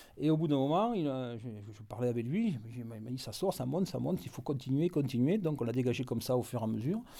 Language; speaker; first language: French; native; French